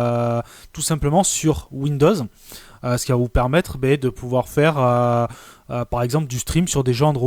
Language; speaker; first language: French; native; French